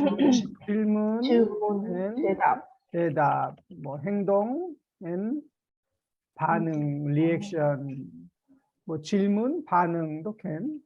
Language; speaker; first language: Korean; native; Korean